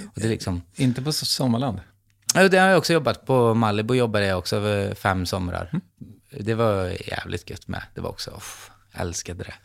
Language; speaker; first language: Swedish; native; Swedish